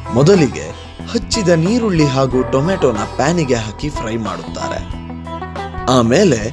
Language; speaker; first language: Kannada; non-native, local second language; Tulu